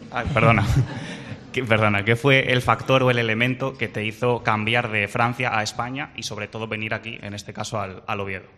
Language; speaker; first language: Spanish; native; Spanish